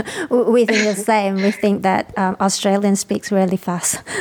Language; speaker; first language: English; non-native, fluent; Thai